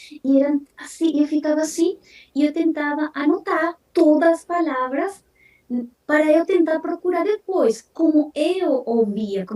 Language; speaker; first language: Portuguese; non-native, fluent; Spanish